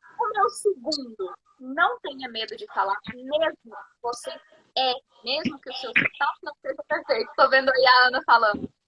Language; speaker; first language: Portuguese; native; Portuguese